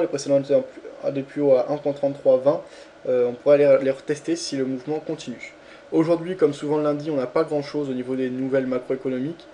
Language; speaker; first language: French; native; French